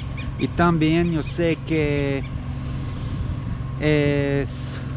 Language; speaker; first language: Spanish; non-native, learner; English